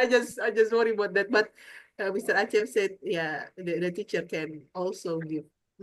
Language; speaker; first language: English; non-native, learner; Indonesian